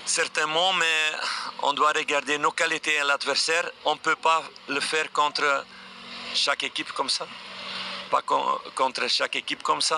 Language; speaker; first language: French; non-native, fluent; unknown